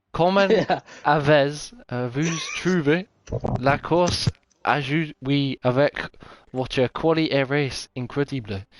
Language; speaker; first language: French; non-native, learner; English